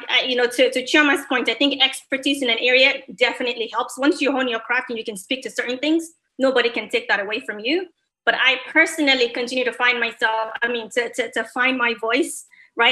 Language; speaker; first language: English; non-native, local second language; Yoruba